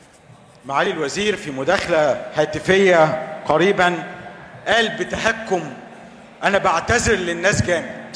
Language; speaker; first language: Arabic; native; Arabic